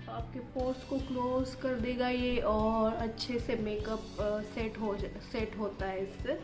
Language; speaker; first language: Hindi; non-native, local second language; Gujarati